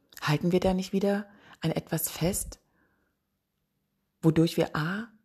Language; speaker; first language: German; native; German